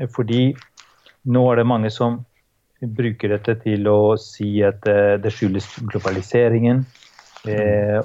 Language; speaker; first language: Norwegian; non-native, fluent; Albanian